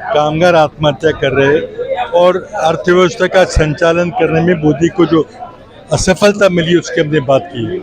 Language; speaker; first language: Hindi; non-native, local second language; Marathi